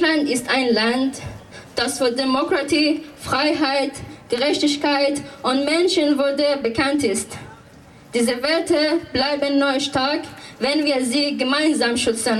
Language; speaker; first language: German; non-native, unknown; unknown